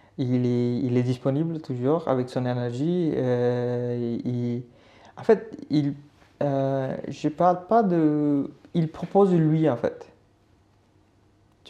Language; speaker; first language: French; non-native, learner; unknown